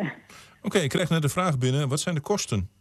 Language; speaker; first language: Dutch; native; Dutch